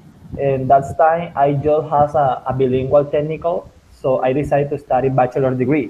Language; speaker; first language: English; non-native, learner; Spanish